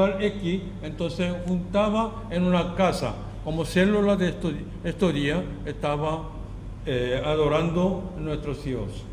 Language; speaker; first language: Spanish; non-native, fluent; Korean